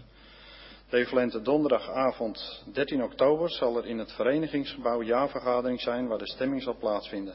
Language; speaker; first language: Dutch; native; Dutch